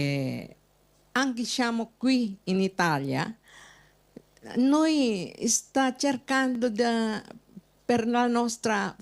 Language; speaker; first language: Italian; non-native, learner; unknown